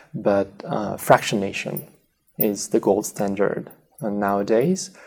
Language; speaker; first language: English; non-native, fluent; French